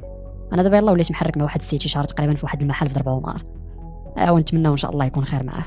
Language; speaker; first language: Arabic; native; Arabic